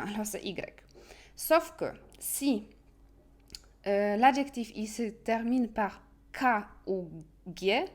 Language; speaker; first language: French; non-native, fluent; Polish